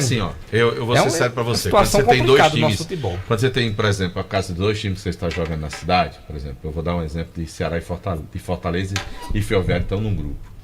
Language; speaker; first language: Portuguese; native; Portuguese